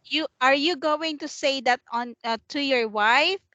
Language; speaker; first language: English; non-native, fluent; Vietnamese